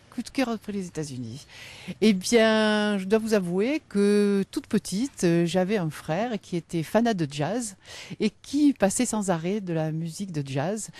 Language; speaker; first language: French; native; French